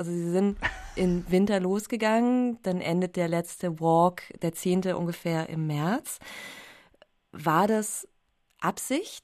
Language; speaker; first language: German; native; German